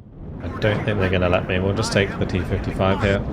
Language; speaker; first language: English; native; English